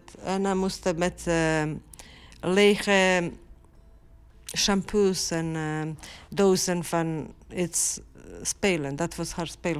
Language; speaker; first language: Dutch; non-native, fluent; Bosnian